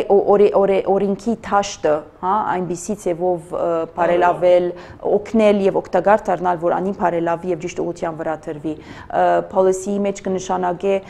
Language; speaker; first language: Armenian; early bilingual, heritage; Armenian